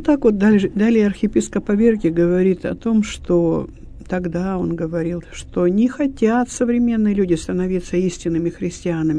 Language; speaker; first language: Russian; native; Russian